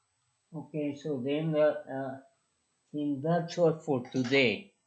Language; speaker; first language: English; non-native, fluent; Spanish